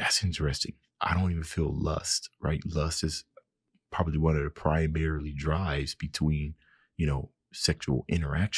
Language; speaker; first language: English; native; English